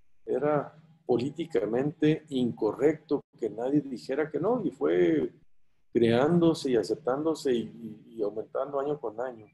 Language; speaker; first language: Spanish; native; Spanish